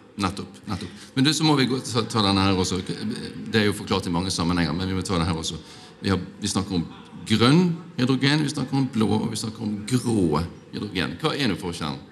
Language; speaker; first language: Norwegian; native; Norwegian